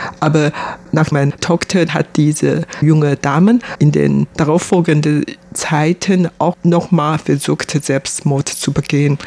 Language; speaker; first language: German; non-native, fluent; Chinese